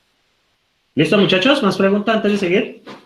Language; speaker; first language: Spanish; native; Spanish